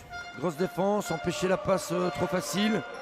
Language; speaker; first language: French; native; French